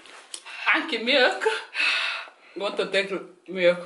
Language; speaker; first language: Italian; non-native, learner; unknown